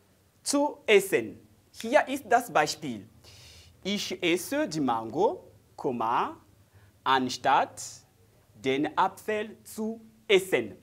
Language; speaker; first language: German; non-native, learner; French